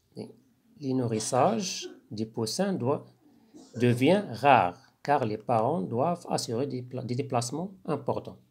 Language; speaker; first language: French; non-native, local second language; Arabic